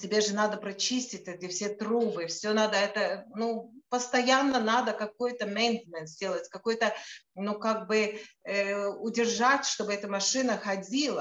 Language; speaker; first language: Russian; non-native, local second language; Latvian